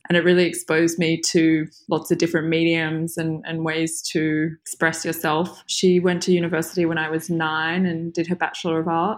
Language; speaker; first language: English; native; English